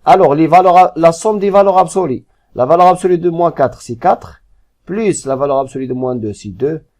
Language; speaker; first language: French; non-native, local second language; Arabic